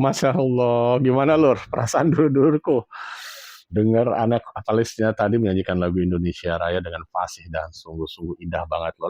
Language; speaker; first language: Indonesian; native; Indonesian